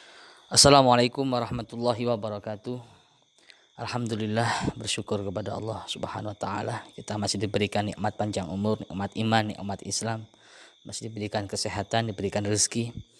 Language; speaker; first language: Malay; non-native, local second language; Javanese